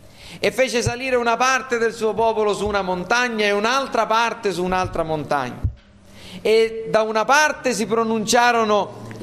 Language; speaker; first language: Italian; native; Italian